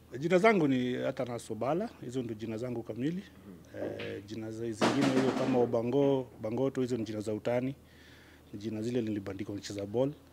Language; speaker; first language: Swahili; native; Swahili